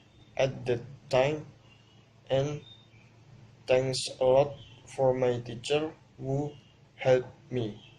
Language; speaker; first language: English; non-native, learner; Indonesian